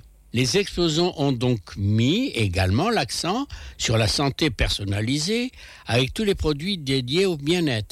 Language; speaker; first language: French; native; French